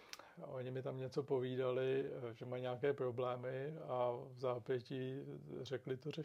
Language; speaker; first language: Czech; native; Czech